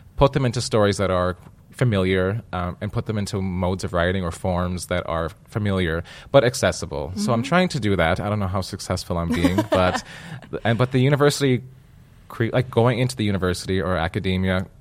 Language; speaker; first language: English; native; English